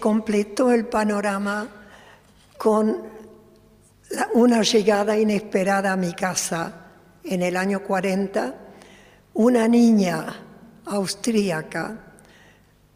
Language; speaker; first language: Spanish; early bilingual, other home language; Polish